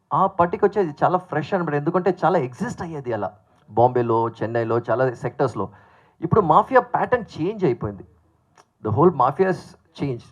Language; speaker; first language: Telugu; native; Telugu